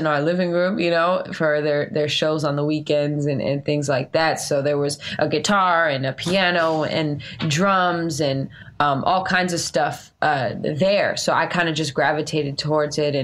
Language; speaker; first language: English; native; English